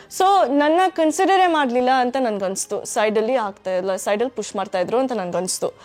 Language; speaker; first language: Kannada; non-native, fluent; English